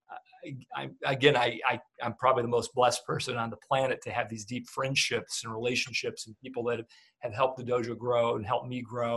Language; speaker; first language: English; native; English